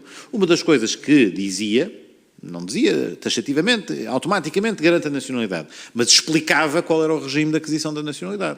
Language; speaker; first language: Portuguese; native; Portuguese